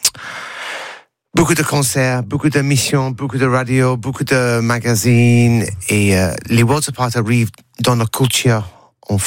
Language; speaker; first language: French; non-native, learner; English